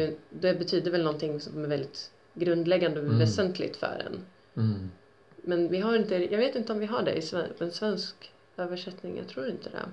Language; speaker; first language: Swedish; native; Swedish